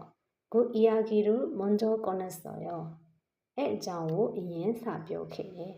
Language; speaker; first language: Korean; non-native, fluent; Burmese